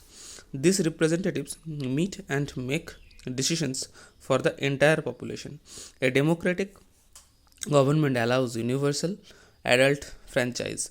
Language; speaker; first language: English; non-native, local second language; Hindi